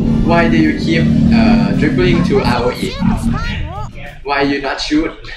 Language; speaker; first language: English; non-native, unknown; Thai